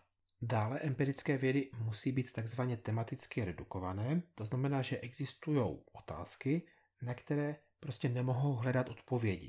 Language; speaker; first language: Czech; native; Czech